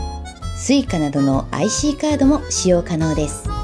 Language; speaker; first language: Japanese; native; Japanese